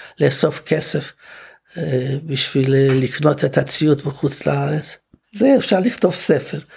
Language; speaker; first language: Hebrew; non-native, fluent; Polish